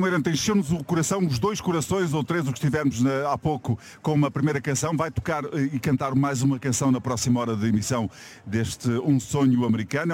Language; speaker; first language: Portuguese; native; Portuguese